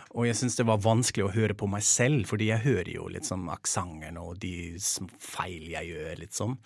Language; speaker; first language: Norwegian; non-native, fluent; German